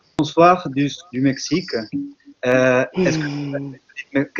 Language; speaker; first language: French; non-native, fluent; Spanish